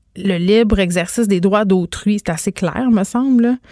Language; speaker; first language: French; native; French